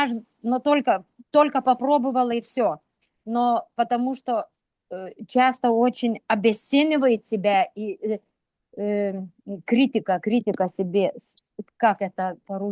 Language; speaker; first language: Russian; non-native, local second language; Lithuanian